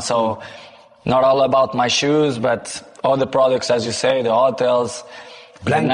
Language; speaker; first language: English; non-native, fluent; Portuguese